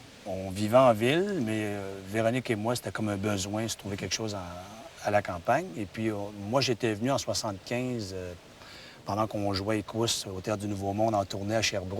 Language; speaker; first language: French; native; French